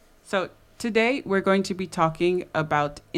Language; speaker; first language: English; native; English